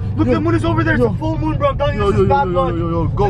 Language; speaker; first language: English; native; English